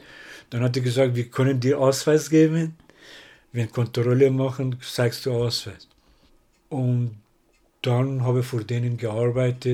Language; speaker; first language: German; non-native, learner; Persian